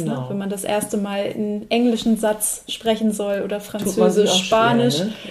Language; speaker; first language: German; native; German